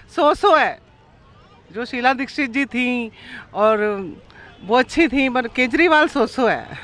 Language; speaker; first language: Hindi; native; Hindi